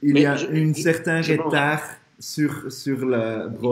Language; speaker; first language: French; non-native, fluent; Dutch